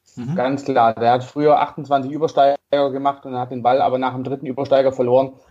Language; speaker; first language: German; native; German